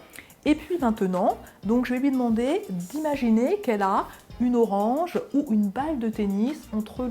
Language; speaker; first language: French; native; French